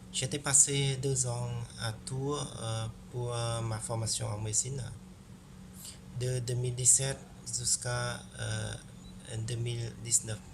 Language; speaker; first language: French; non-native, learner; Khmer